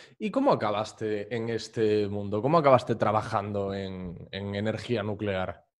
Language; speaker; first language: Spanish; native; Spanish